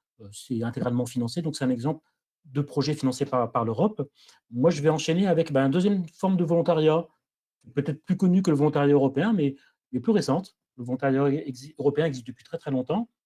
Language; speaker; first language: French; native; French